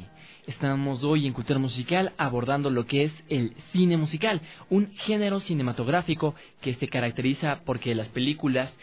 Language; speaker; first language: Spanish; native; Spanish